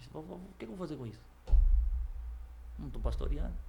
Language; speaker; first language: Portuguese; native; Portuguese